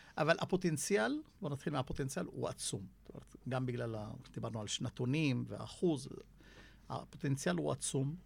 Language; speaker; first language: Hebrew; non-native, local second language; Arabic